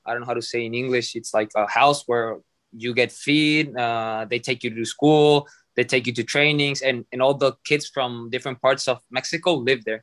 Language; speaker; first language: English; non-native, fluent; Spanish